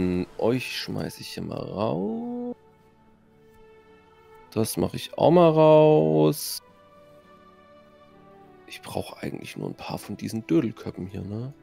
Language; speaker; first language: German; native; German